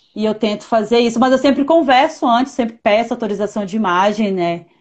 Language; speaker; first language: Portuguese; native; Portuguese